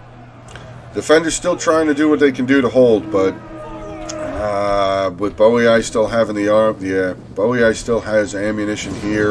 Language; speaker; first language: English; native; English